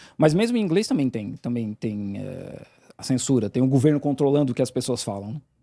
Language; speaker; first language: Portuguese; native; Portuguese